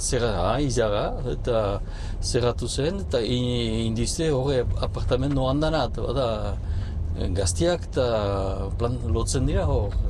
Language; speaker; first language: Basque; native; Basque